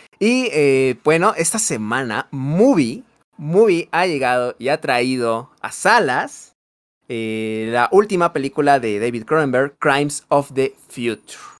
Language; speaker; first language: Spanish; native; Spanish